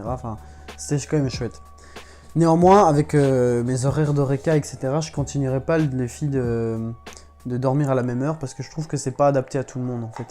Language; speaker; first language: French; native; French